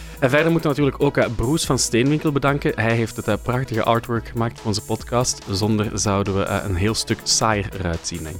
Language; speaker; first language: Dutch; native; Dutch